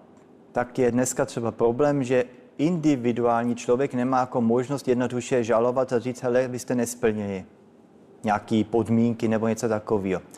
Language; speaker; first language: Czech; early bilingual, heritage; Czech